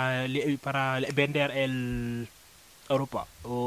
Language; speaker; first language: Spanish; non-native, learner; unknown